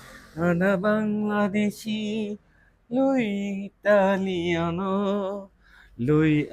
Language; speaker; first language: Italian; non-native, learner; Bangla